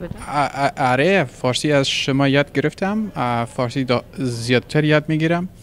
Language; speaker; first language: Persian; non-native, learner; Kurdish